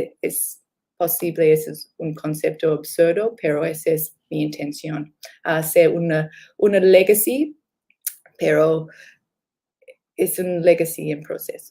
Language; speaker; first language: Spanish; non-native, learner; English